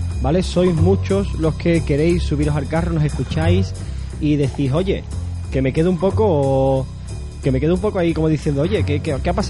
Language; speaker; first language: Spanish; native; Spanish